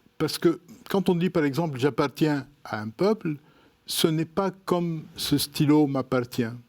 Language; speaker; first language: French; non-native, local second language; Arabic